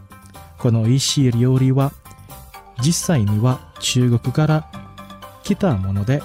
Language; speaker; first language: Japanese; non-native, fluent; Indonesian